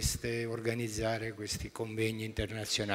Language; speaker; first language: Italian; native; Italian